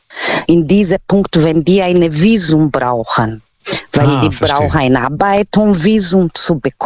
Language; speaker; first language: German; non-native, learner; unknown